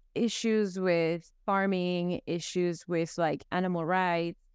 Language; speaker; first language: English; early bilingual, other home language; Spanish